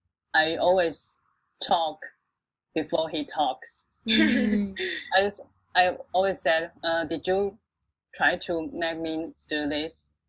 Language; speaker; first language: English; non-native, local second language; Chinese